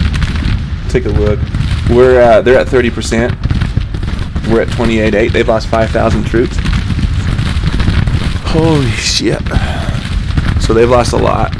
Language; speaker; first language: English; native; English